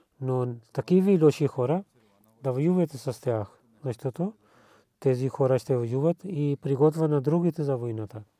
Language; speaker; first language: Bulgarian; non-native, learner; Urdu